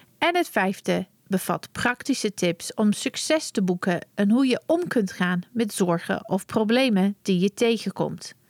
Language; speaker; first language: Dutch; non-native, fluent; English